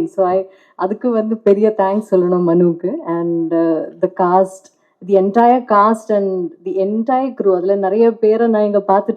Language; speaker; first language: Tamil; non-native, fluent; Malayalam